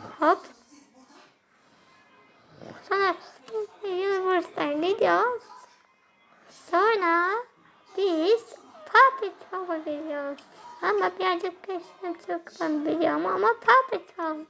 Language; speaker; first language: Turkish; early bilingual, heritage; Turkish